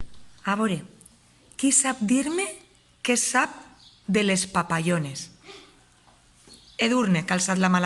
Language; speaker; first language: Catalan; native; Catalan